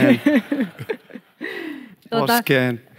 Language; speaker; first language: Finnish; non-native, fluent; Swedish